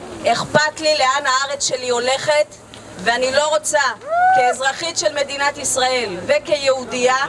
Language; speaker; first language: Hebrew; early bilingual, other home language; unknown